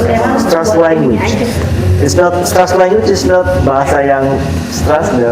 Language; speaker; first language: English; non-native, fluent; Indonesian